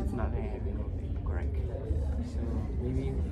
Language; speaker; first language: English; non-native, local second language; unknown